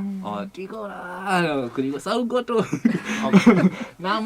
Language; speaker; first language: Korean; non-native, fluent; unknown